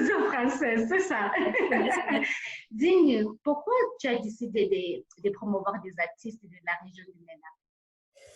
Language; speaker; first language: French; non-native, fluent; English